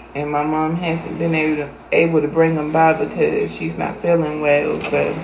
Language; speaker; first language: English; native; English